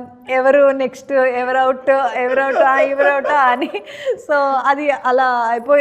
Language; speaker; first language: Telugu; non-native, learner; Kannada